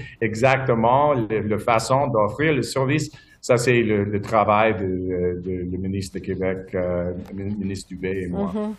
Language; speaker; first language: French; non-native, local second language; English